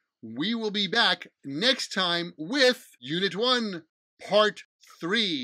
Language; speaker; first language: English; native; English